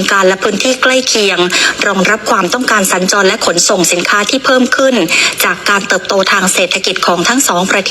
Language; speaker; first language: Thai; native; Thai